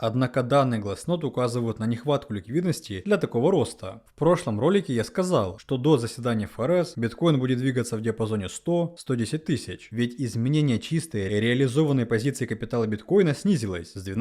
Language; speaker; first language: Russian; native; Russian